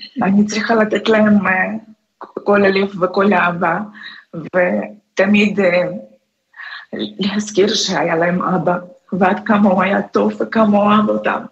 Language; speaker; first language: Hebrew; non-native, fluent; Russian